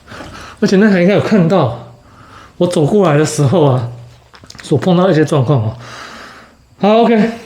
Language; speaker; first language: Chinese; native; Chinese